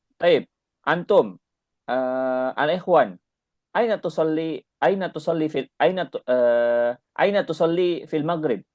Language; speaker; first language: Arabic; non-native, fluent; Indonesian